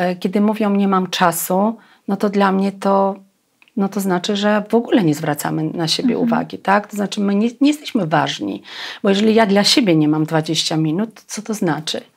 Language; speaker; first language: Polish; non-native, fluent; Russian